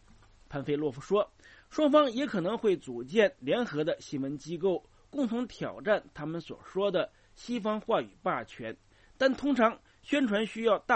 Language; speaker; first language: Chinese; native; Chinese